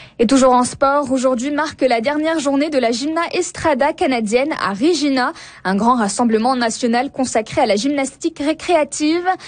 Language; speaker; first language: French; native; French